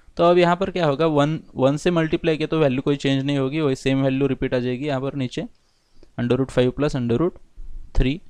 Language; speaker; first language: Hindi; non-native, local second language; Marathi